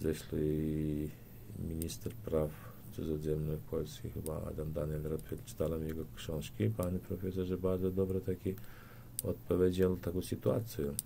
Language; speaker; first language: Polish; non-native, learner; Turkmen